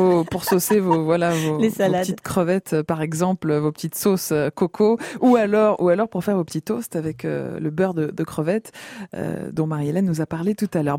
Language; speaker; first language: French; native; French